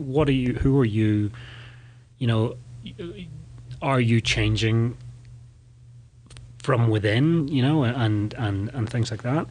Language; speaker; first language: English; native; English